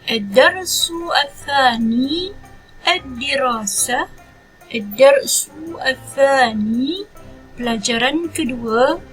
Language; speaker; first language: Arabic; non-native, fluent; Malay